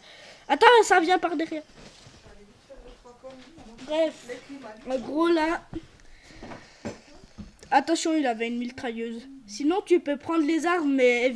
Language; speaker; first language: French; native; French